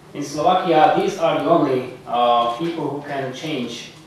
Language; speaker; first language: English; non-native, fluent; Slovak